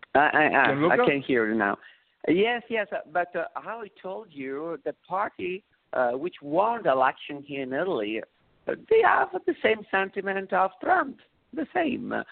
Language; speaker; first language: English; non-native, fluent; Italian